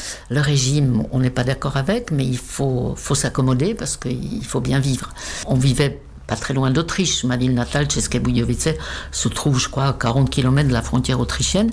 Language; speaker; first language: French; non-native, fluent; Czech